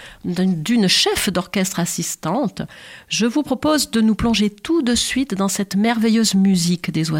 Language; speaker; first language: French; native; French